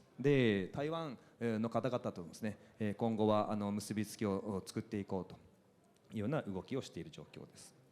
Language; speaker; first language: Japanese; native; Japanese